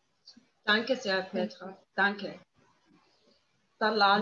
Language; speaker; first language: German; non-native, fluent; Polish